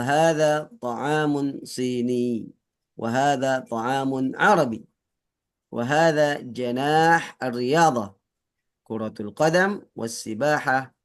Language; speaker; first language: Arabic; non-native, fluent; Indonesian